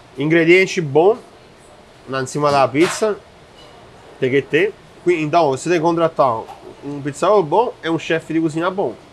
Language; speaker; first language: Portuguese; non-native, fluent; Italian